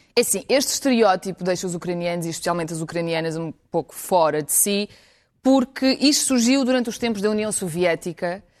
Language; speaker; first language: Portuguese; early bilingual, other home language; Ukrainian